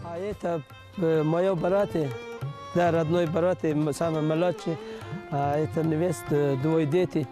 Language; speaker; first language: Russian; non-native, learner; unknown